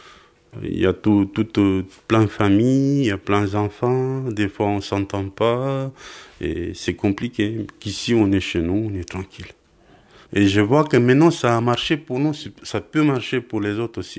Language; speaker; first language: French; non-native, fluent; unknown